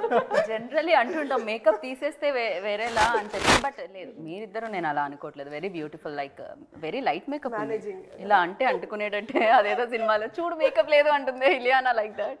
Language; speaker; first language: Telugu; native; Telugu